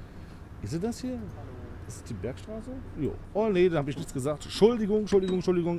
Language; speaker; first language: German; native; German